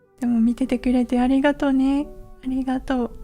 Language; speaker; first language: Japanese; non-native, learner; English